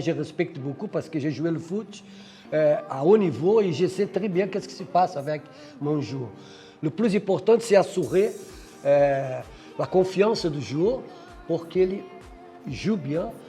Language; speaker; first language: French; non-native, fluent; Portuguese